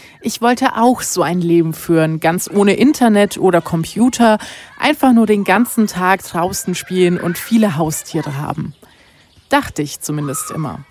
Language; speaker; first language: German; early bilingual, other home language; Romanian